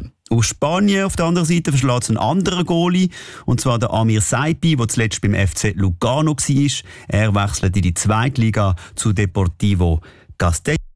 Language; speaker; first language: German; native; German